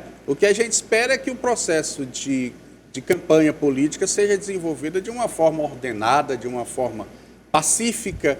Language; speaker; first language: Portuguese; native; Portuguese